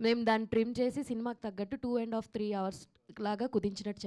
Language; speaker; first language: Telugu; native; Telugu